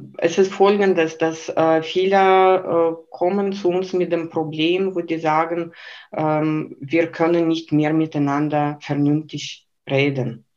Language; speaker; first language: German; non-native, fluent; Lithuanian